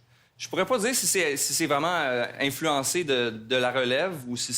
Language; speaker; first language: French; native; French